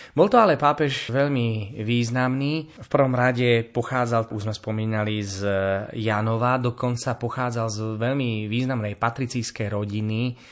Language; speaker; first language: Slovak; native; Slovak